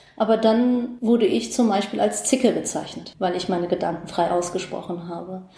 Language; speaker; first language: German; early bilingual, other home language; Kurdish